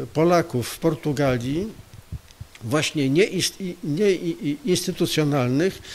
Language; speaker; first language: Polish; native; Polish